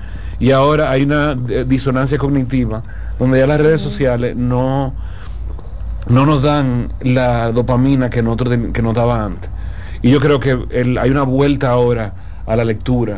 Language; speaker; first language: Spanish; native; Spanish